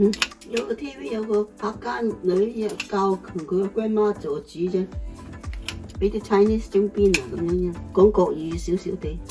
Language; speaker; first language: Cantonese; native; Cantonese